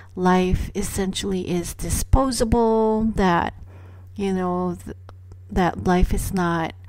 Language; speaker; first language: English; non-native, local second language; Cebuano